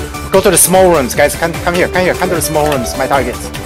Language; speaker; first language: English; non-native, learner; Japanese